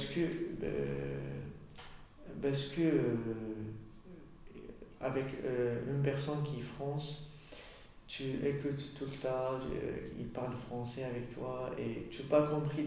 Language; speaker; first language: French; non-native, learner; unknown